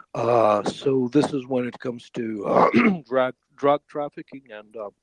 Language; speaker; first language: English; non-native, fluent; Ukrainian